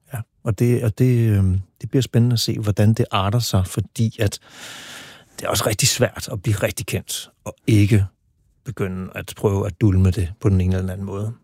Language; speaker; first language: Danish; native; Danish